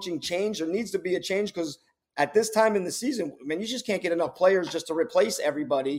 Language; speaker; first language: English; native; English